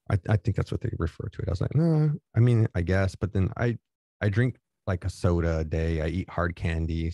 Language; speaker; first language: English; native; English